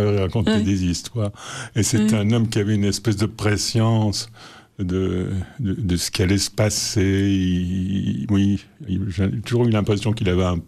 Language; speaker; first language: French; native; French